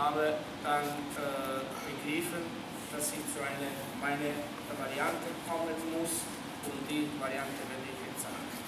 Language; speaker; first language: German; non-native, fluent; Croatian